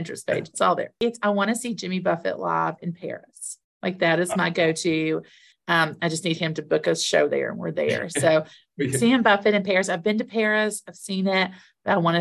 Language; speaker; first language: English; native; English